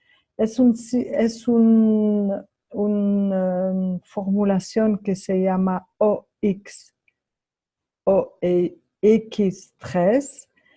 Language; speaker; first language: Spanish; non-native, fluent; French